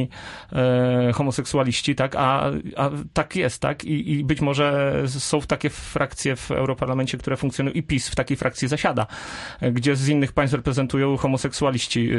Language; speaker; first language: Polish; native; Polish